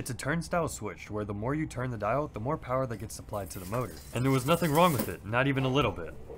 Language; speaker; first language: English; native; English